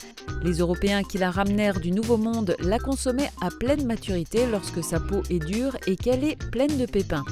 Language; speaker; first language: French; native; French